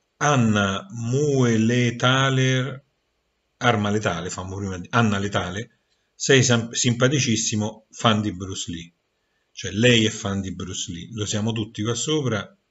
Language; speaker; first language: Italian; native; Italian